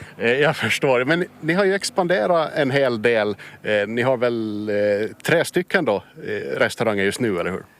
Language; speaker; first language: Swedish; native; Swedish